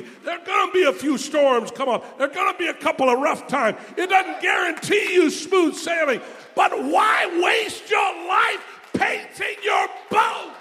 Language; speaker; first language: English; native; English